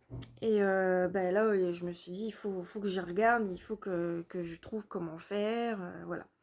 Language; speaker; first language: French; native; French